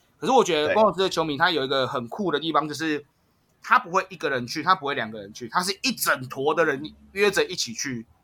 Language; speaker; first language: Chinese; native; Chinese